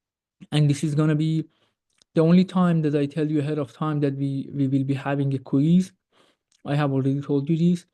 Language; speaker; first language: English; non-native, fluent; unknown